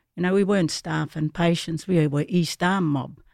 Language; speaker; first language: English; native; English